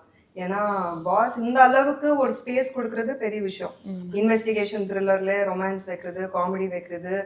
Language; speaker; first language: Tamil; non-native, local second language; Hindi